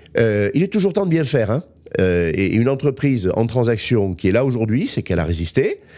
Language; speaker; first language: French; native; French